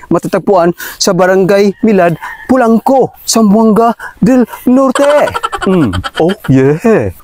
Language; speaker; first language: Filipino; non-native, local second language; Cebuano